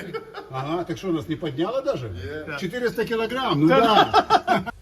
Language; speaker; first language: Russian; native; Russian